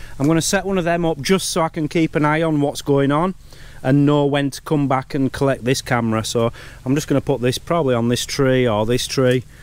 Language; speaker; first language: English; native; English